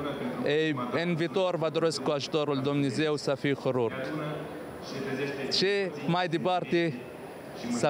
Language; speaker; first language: Romanian; non-native, learner; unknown